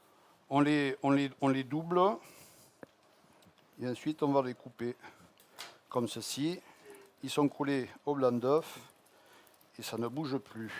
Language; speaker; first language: French; native; French